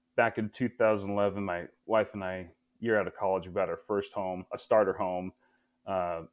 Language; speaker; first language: English; native; English